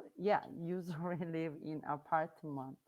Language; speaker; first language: English; non-native, learner; Korean